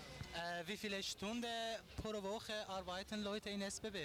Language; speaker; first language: German; non-native, learner; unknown